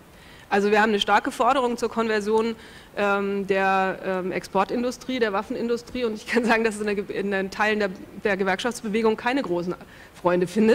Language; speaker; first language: German; native; German